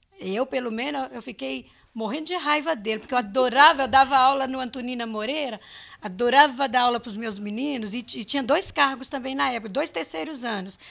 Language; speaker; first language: Portuguese; native; Portuguese